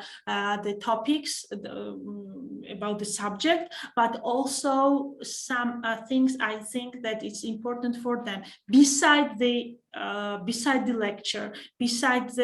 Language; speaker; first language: English; non-native, fluent; Georgian